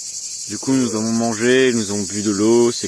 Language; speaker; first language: French; native; French